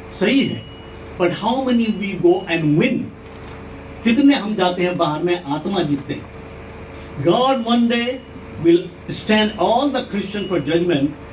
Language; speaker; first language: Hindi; non-native, local second language; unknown